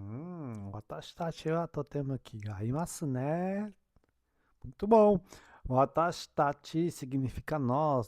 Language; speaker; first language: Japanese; non-native, fluent; Portuguese